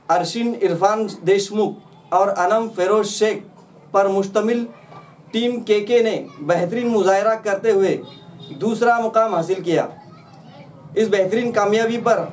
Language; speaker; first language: Urdu; native; Urdu